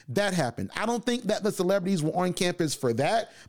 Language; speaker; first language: English; native; English